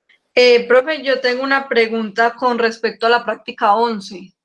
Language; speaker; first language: Spanish; native; Spanish